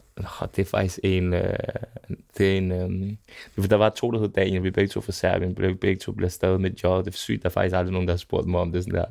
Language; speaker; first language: Danish; early bilingual, other home language; Serbian